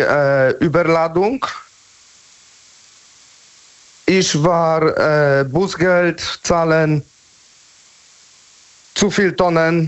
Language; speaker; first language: German; non-native, learner; Polish